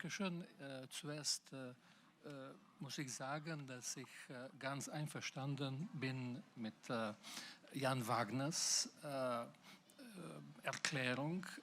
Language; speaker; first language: German; non-native, fluent; Slovenian